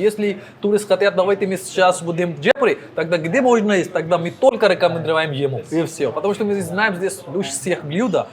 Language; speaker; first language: Russian; non-native, learner; Hindi